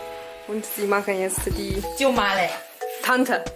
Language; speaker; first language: German; non-native, fluent; Chinese